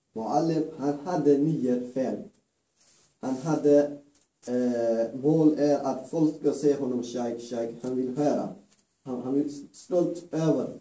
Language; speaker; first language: Swedish; non-native, fluent; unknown